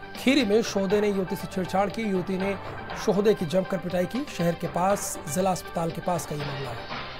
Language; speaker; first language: Hindi; native; Hindi